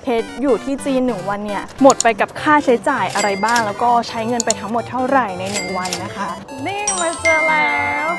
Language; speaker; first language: Thai; native; Thai